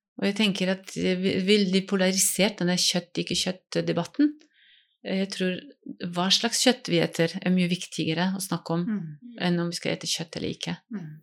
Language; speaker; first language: Norwegian; non-native, fluent; French